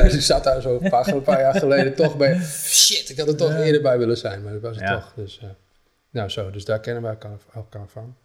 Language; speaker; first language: Dutch; native; Dutch